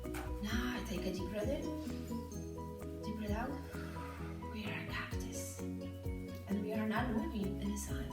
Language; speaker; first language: English; non-native, fluent; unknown